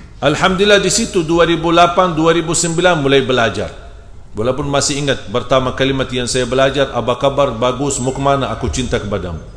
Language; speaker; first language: Indonesian; non-native, fluent; Arabic